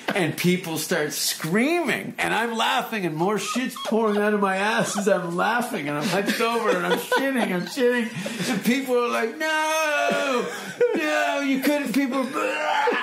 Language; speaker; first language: English; native; English